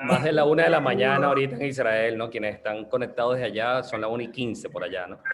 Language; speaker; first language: Spanish; native; Spanish